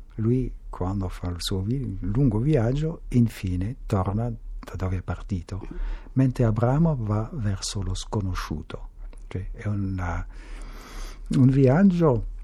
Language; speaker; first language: Italian; non-native, fluent; French